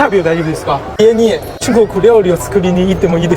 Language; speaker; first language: Japanese; non-native, learner; Chinese